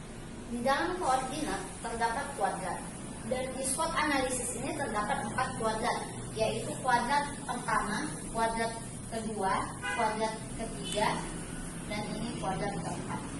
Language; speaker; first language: Indonesian; native; Indonesian